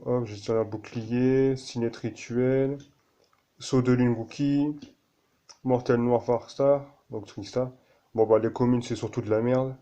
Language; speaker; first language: French; native; French